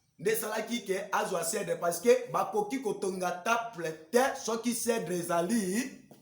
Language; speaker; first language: Lingala; native; Lingala